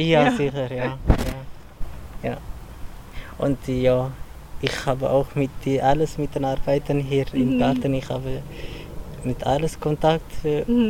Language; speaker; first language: German; non-native, learner; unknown